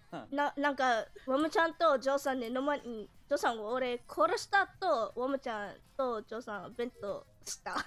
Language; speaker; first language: Japanese; non-native, learner; English